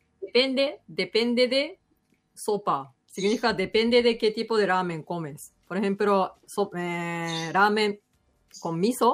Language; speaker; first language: Spanish; non-native, learner; Japanese